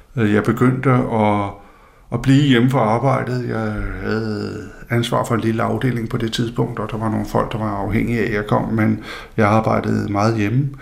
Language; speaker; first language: Danish; non-native, local second language; Faroese